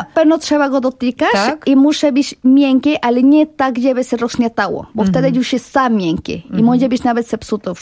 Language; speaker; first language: Polish; non-native, fluent; Spanish